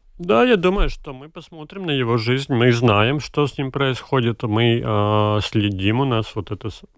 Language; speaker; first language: Russian; non-native, local second language; Latvian